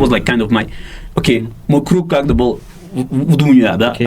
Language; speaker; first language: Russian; non-native, local second language; Uzbek